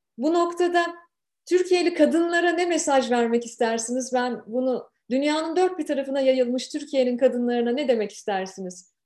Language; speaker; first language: Turkish; native; Turkish